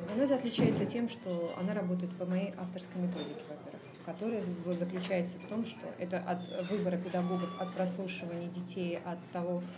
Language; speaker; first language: Russian; native; Russian